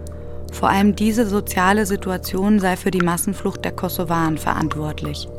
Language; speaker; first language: German; native; German